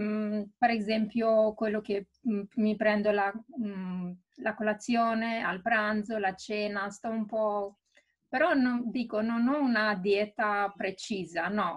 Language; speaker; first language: Italian; non-native, fluent; Romanian